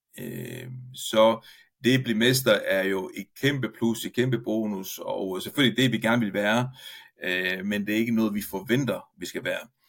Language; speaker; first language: Danish; non-native, fluent; Italian